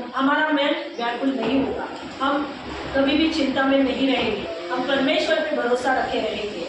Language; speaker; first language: Hindi; non-native, local second language; Marathi